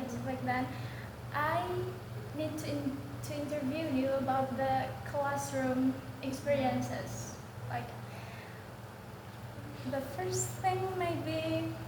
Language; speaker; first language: English; non-native, learner; Indonesian